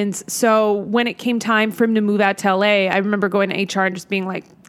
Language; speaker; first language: English; native; English